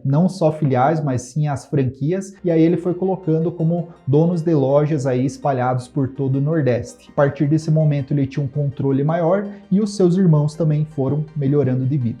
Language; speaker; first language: Portuguese; native; Portuguese